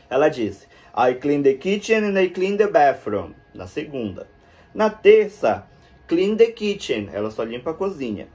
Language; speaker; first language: English; non-native, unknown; Portuguese